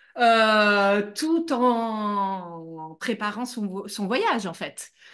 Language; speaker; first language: French; native; French